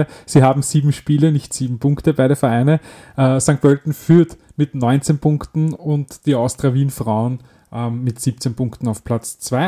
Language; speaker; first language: German; native; German